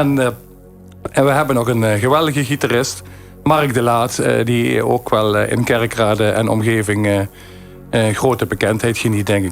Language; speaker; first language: Dutch; native; Dutch